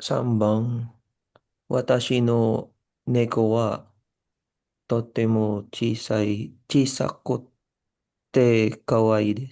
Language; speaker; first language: Japanese; non-native, learner; Filipino